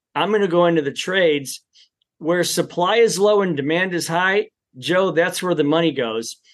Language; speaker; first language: English; native; English